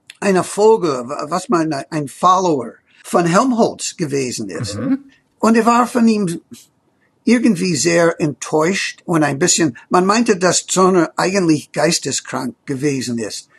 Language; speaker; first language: German; non-native, fluent; English